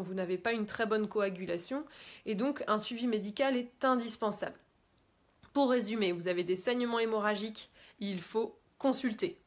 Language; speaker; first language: French; native; French